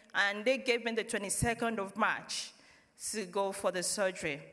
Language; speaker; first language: English; non-native, local second language; Yoruba